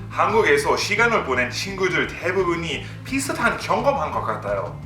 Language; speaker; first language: Korean; non-native, fluent; English